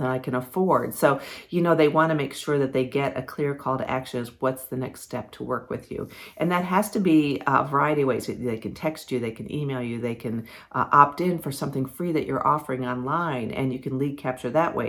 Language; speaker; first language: English; native; English